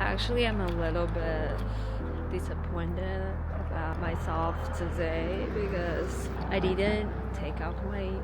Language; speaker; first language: English; non-native, learner; Chinese